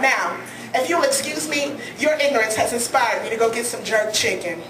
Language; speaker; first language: English; native; English